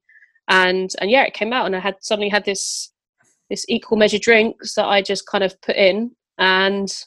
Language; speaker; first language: English; native; English